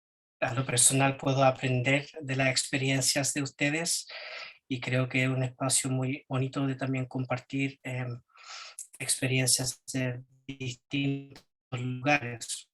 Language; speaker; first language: Spanish; early bilingual, heritage; Spanish